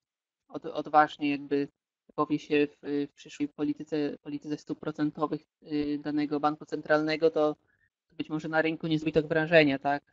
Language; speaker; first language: Polish; native; Polish